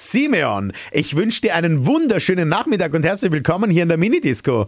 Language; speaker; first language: German; native; German